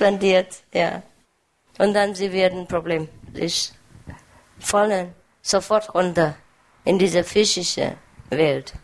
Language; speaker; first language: German; non-native, fluent; Vietnamese